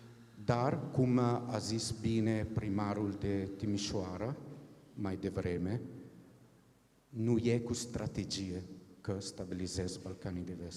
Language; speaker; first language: Romanian; non-native, fluent; Italian